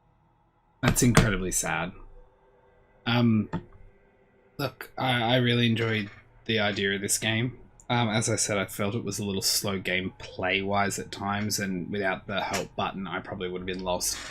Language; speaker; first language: English; native; English